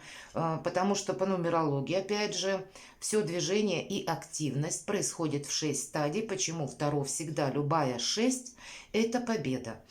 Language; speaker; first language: Russian; native; Russian